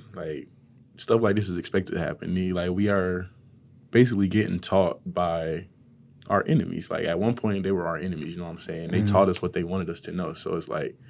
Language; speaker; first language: English; native; English